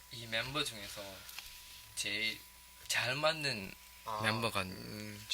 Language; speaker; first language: Korean; non-native, fluent; Indonesian